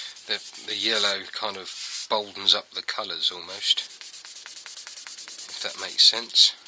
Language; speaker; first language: English; native; English